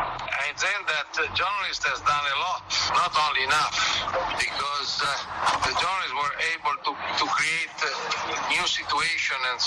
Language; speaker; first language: English; non-native, fluent; Italian